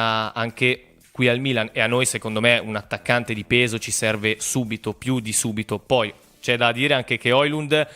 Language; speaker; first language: Italian; native; Italian